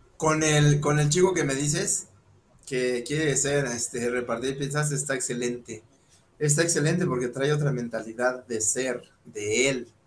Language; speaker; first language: Spanish; native; Spanish